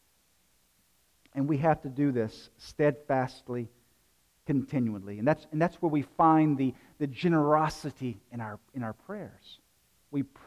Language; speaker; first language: English; native; English